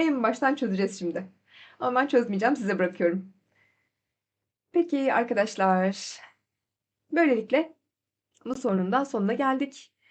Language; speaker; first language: Turkish; native; Turkish